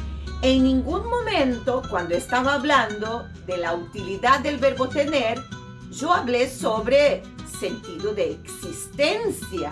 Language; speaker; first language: Spanish; non-native, fluent; Portuguese